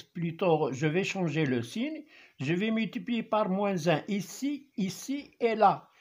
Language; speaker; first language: French; non-native, local second language; Arabic